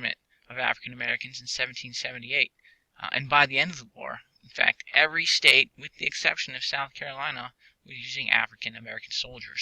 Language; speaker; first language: English; native; English